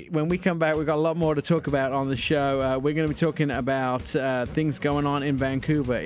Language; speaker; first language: English; native; English